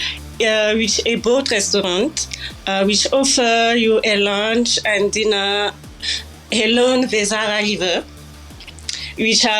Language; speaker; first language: English; non-native, learner; French